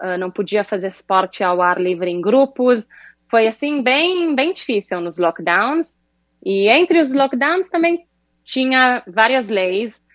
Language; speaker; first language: Portuguese; early bilingual, heritage; Portuguese